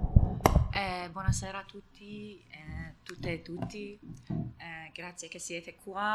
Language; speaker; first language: Italian; non-native, learner; Persian